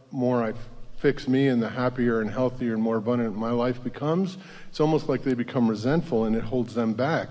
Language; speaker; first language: English; native; English